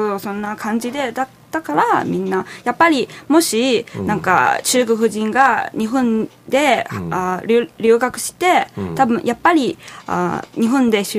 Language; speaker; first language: Japanese; non-native, fluent; Chinese